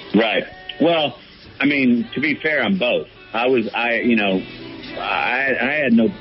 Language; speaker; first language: English; native; English